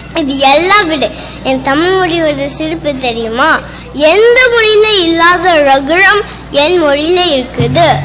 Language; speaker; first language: Tamil; early bilingual, heritage; Tamil